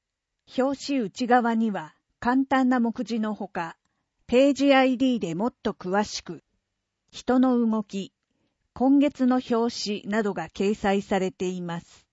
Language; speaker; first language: Japanese; native; Japanese